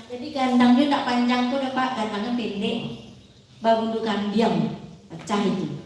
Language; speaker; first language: Indonesian; non-native, local second language; Minangkabau